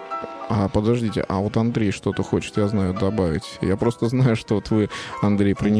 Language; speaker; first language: Russian; native; Russian